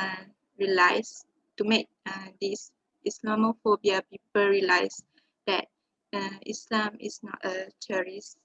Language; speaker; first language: English; non-native, local second language; Malay